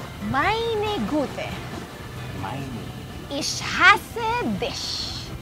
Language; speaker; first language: German; non-native, learner; Filipino